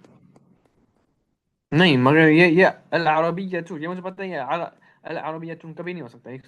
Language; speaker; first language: Hindi; non-native, learner; Urdu